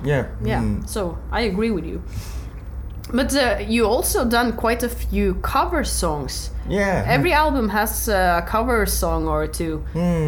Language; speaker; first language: English; non-native, learner; Norwegian